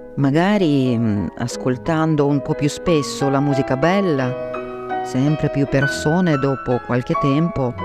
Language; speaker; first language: Italian; non-native, fluent; Russian